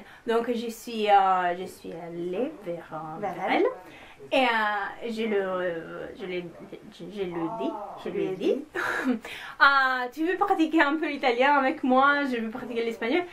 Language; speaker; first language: French; non-native, fluent; Italian